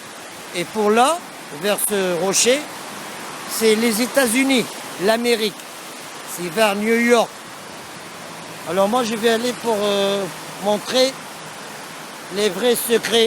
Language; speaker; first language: French; non-native, local second language; Arabic